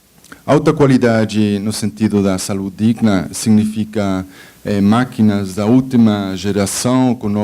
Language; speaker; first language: Portuguese; non-native, fluent; Spanish